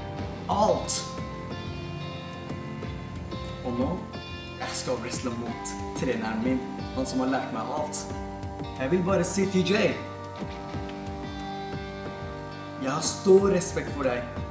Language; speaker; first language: Norwegian; non-native, fluent; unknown